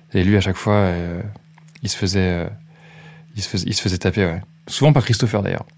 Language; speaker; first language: French; native; French